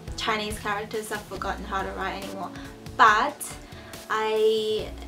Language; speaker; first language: English; early bilingual, other home language; Chinese